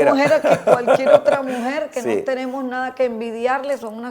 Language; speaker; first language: Spanish; native; Spanish